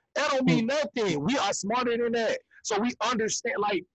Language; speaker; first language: English; native; English